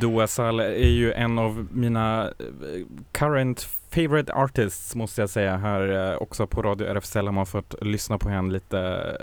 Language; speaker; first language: Swedish; non-native, fluent; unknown